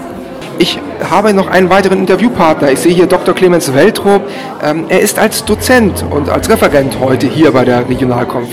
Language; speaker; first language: German; native; German